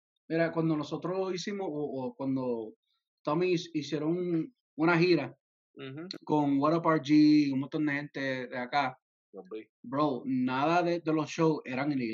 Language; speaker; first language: Spanish; early bilingual, heritage; Spanish